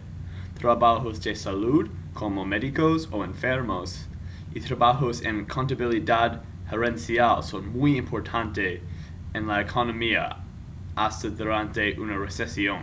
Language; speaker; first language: Spanish; non-native, learner; English